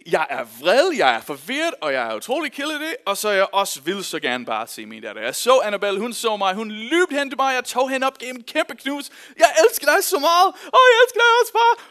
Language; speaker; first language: Danish; non-native, fluent; English